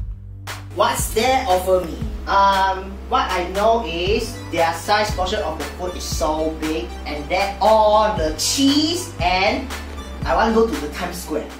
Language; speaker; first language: English; non-native, local second language; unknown